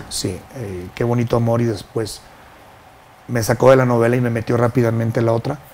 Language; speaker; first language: Spanish; native; Spanish